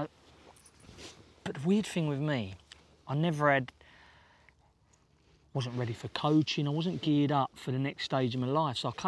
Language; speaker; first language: English; native; English